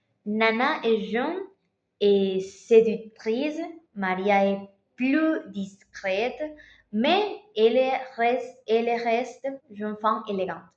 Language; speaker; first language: French; non-native, learner; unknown